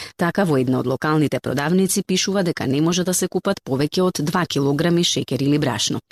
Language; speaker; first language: Macedonian; native; Macedonian